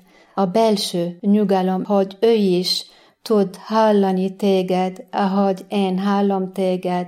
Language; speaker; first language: Hungarian; non-native, learner; Arabic